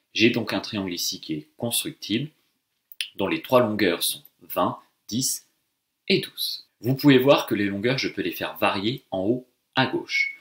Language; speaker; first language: French; native; French